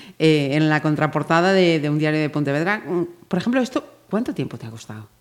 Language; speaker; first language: Spanish; native; Spanish